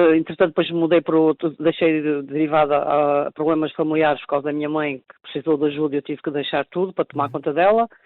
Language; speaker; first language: Portuguese; native; Portuguese